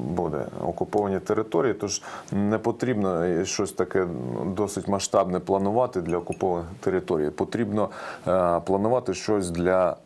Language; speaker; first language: Ukrainian; non-native, local second language; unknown